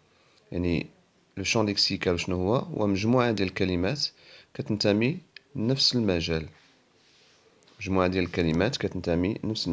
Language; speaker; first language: Arabic; native; Arabic